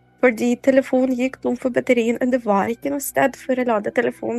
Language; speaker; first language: Norwegian; non-native, fluent; Ukrainian